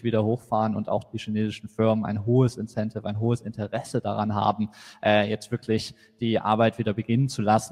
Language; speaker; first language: German; native; German